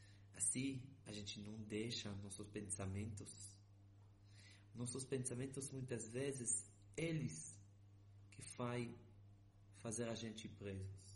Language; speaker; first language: Portuguese; non-native, fluent; Hebrew